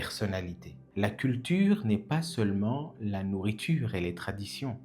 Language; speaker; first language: French; native; French